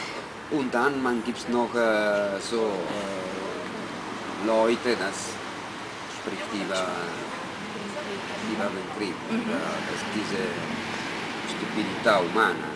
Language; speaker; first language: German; non-native, local second language; Italian